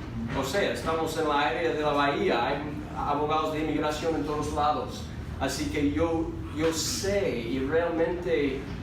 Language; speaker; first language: Spanish; non-native, fluent; English